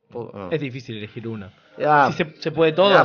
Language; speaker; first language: Spanish; native; Spanish